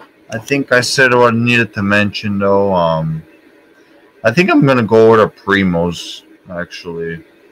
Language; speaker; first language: English; native; English